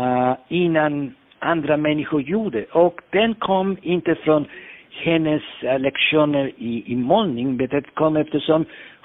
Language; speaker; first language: Swedish; non-native, fluent; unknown